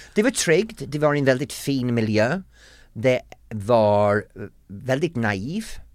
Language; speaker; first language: Swedish; non-native, fluent; English